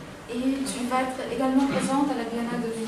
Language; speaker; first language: French; native; French